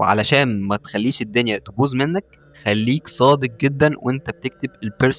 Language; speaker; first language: Arabic; native; Arabic